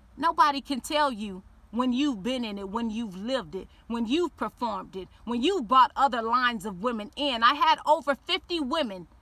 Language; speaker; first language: English; native; English